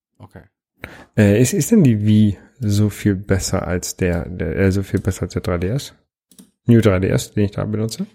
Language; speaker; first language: German; native; German